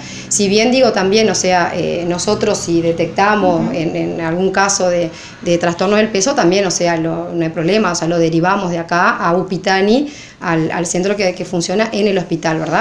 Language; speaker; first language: Spanish; native; Spanish